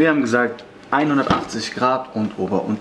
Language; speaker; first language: German; native; German